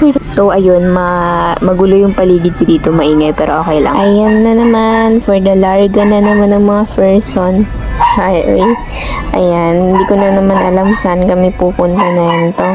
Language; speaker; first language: Filipino; non-native, local second language; Hiligaynon